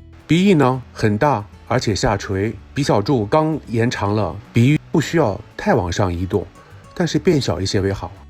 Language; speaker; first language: Chinese; native; Chinese